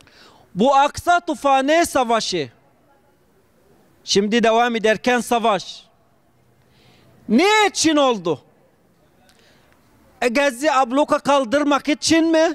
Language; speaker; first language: Turkish; non-native, fluent; Arabic